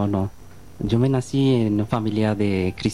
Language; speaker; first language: Spanish; non-native, learner; Bangla